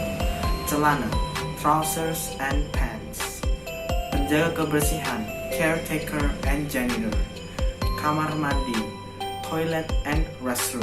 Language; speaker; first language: English; non-native, learner; Indonesian